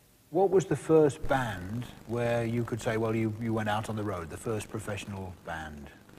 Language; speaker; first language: English; native; English